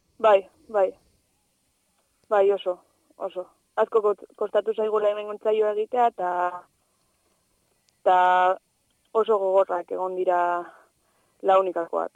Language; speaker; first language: Basque; non-native, local second language; Spanish